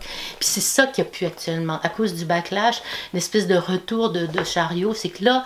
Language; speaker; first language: French; native; French